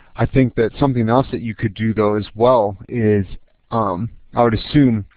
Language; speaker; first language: English; native; English